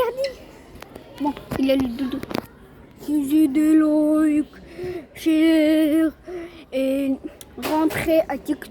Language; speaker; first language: French; non-native, learner; Arabic